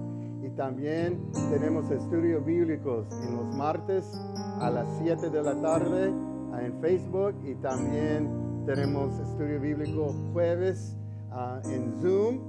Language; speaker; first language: Spanish; early bilingual, heritage; English